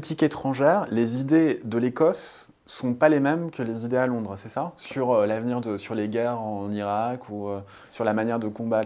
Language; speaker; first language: French; native; French